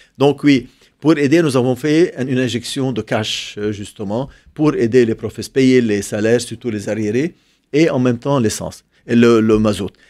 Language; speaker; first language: French; non-native, local second language; Arabic